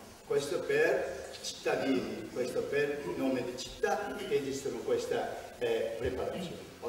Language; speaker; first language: Italian; non-native, learner; Japanese